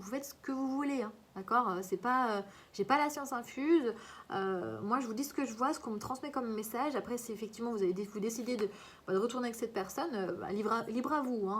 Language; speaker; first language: French; native; French